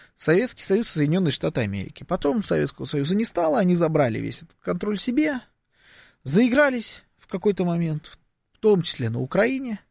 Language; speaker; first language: Russian; native; Russian